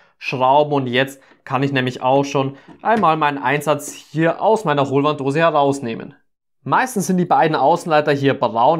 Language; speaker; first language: German; native; German